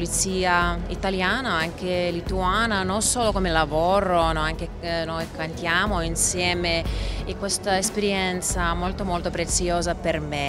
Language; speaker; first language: Italian; non-native, learner; Lithuanian